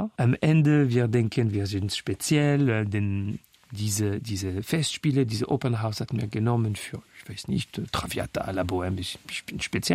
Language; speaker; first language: German; non-native, local second language; French